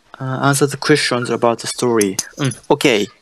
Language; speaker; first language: English; non-native, learner; Japanese